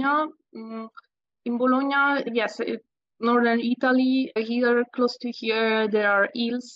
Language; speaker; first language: English; non-native, fluent; Italian